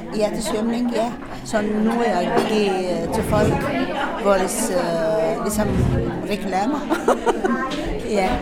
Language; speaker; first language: Danish; non-native, fluent; Arabic